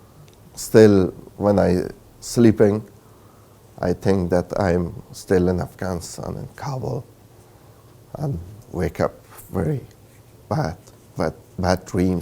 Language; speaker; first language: English; non-native, learner; Persian